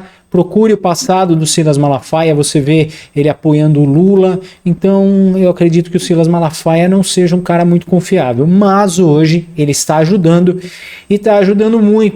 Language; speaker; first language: Portuguese; native; Portuguese